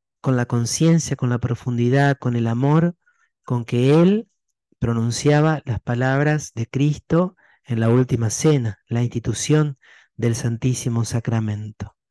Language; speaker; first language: Spanish; native; Spanish